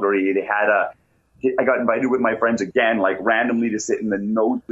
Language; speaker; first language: English; native; English